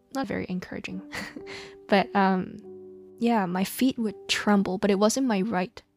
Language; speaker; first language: English; non-native, local second language; Cantonese